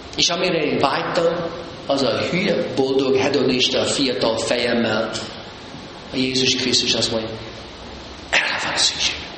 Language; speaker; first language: Hungarian; non-native, fluent; English